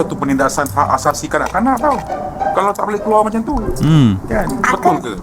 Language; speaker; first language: Malay; native; Malay